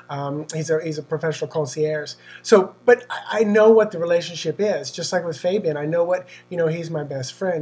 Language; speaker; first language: English; native; English